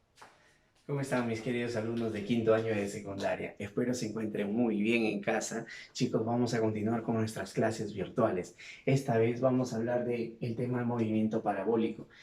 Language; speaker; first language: Spanish; native; Spanish